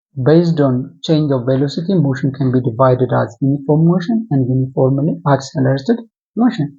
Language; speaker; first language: English; non-native, local second language; Amharic